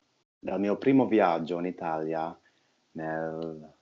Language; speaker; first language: Italian; non-native, fluent; English